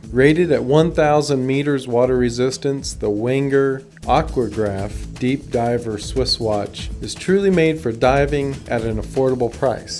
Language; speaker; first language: English; native; English